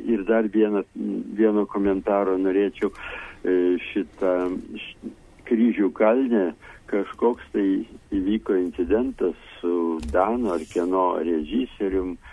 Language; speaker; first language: Lithuanian; native; Lithuanian